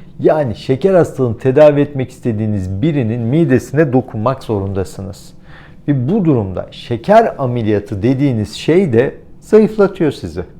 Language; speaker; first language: Turkish; native; Turkish